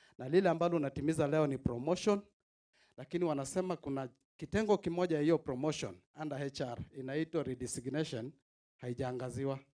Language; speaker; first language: Swahili; non-native, local second language; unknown